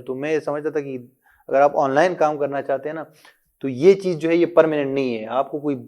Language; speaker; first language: Urdu; non-native, local second language; Pashto